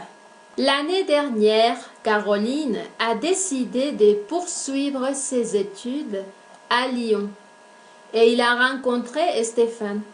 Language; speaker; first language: French; non-native, fluent; Spanish